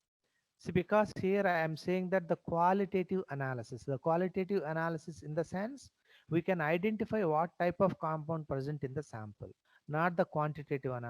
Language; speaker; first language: English; non-native, local second language; Telugu